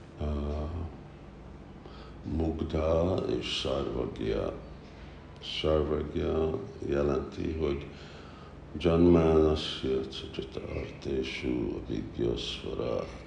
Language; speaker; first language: Hungarian; early bilingual, heritage; Hungarian